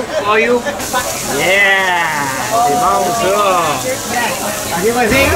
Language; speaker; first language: English; non-native, learner; French